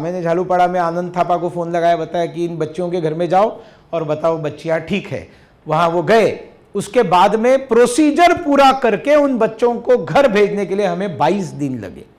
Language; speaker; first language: Hindi; non-native, local second language; Marathi